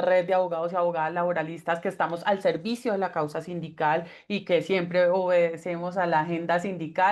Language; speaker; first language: Spanish; native; Spanish